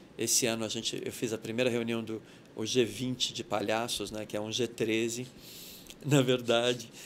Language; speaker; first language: Portuguese; native; Portuguese